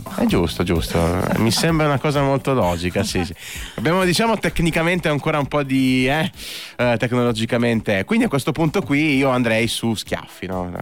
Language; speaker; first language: Italian; native; Italian